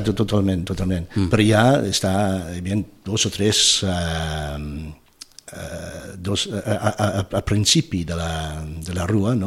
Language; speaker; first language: Catalan; non-native, fluent; English